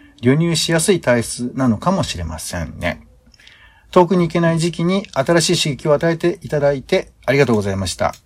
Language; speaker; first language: Japanese; native; Japanese